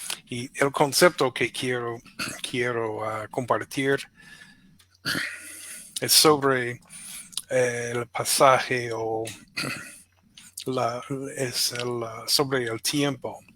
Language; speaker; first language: Spanish; non-native, fluent; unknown